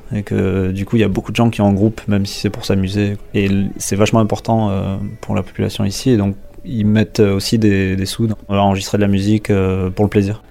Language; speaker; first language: French; native; French